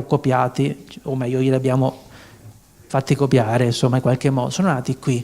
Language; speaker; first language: Italian; native; Italian